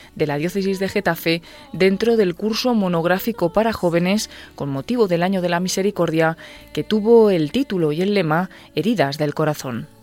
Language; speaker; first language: Spanish; native; Spanish